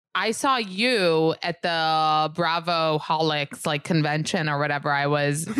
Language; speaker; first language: English; early bilingual, other home language; Hebrew